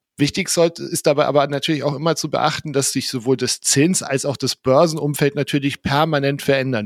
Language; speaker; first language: German; native; German